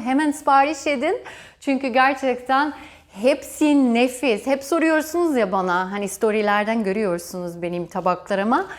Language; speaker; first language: Turkish; non-native, fluent; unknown